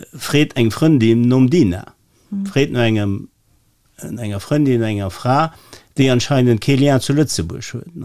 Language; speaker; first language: Luxembourgish; native; Luxembourgish